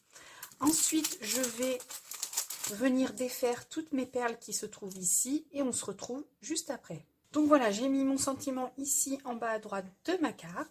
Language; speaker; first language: French; native; French